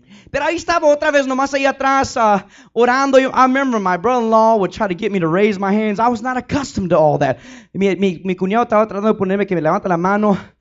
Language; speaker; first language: Spanish; early bilingual, heritage; Spanish